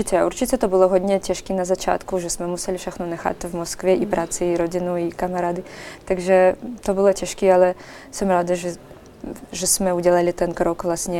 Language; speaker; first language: Czech; non-native, fluent; Russian